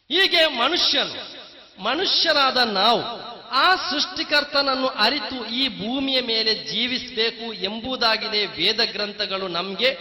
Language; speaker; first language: Kannada; non-native, local second language; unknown